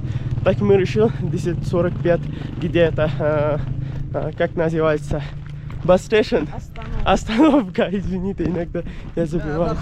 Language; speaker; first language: Russian; non-native, learner; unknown